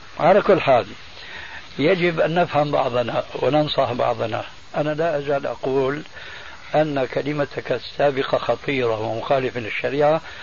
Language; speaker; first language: Arabic; early bilingual, other home language; Albanian